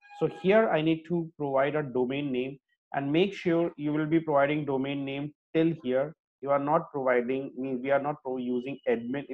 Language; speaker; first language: English; non-native, local second language; Hindi